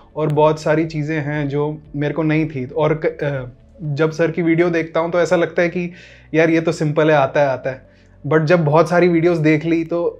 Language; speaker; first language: Hindi; native; Hindi